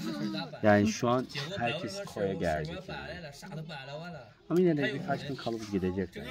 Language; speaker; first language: Turkish; non-native, learner; Chinese